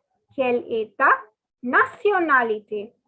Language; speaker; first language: French; non-native, fluent; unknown